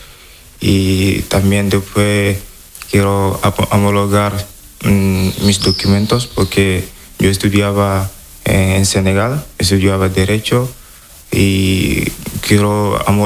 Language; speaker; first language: Spanish; non-native, learner; Wolof